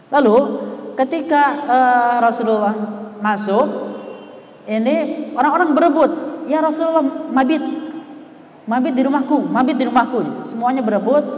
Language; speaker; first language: Indonesian; native; Indonesian